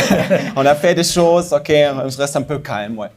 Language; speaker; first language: French; non-native, fluent; German